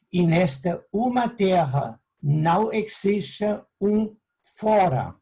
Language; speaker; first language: Portuguese; non-native, fluent; German